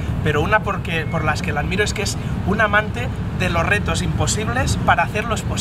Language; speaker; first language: Spanish; native; Spanish